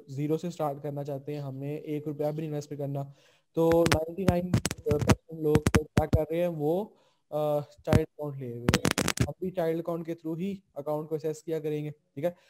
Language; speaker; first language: Urdu; non-native, local second language; Punjabi